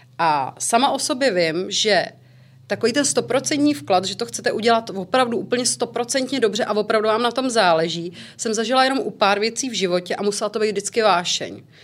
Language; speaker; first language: Czech; native; Czech